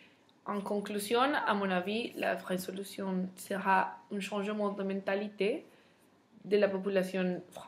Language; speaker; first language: French; non-native, fluent; Spanish